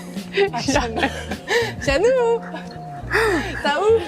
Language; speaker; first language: French; non-native, learner; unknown